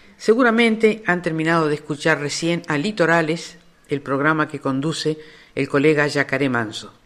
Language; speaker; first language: Spanish; native; Spanish